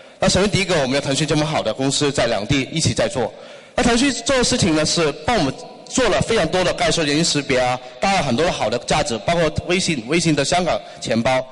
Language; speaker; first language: Chinese; non-native, local second language; Cantonese